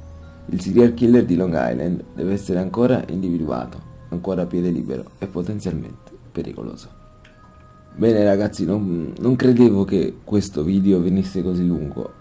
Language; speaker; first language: Italian; native; Italian